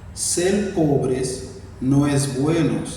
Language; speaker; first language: Spanish; non-native, fluent; Haitian Creole